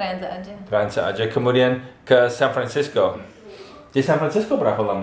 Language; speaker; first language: Indonesian; non-native, fluent; English